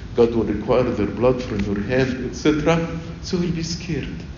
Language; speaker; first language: English; non-native, fluent; Arabic